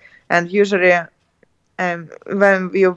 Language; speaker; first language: English; non-native, learner; Russian